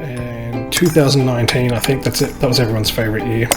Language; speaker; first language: English; native; English